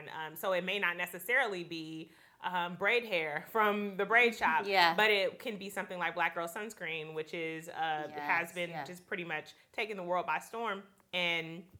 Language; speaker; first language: English; native; English